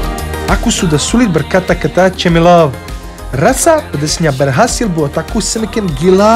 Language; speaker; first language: Indonesian; non-native, fluent; Serbian